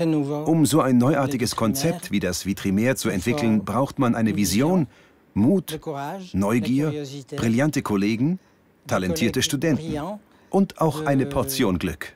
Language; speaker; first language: German; native; German